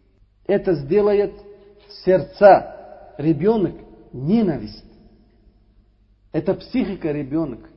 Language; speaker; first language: Russian; non-native, learner; Uzbek